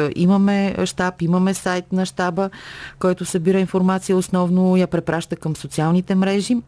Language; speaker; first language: Bulgarian; native; Bulgarian